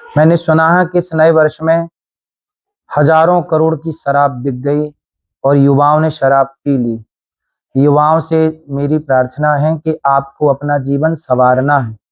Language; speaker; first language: Hindi; native; Hindi